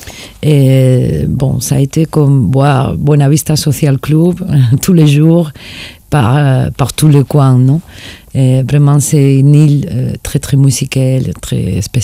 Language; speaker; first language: French; non-native, fluent; Spanish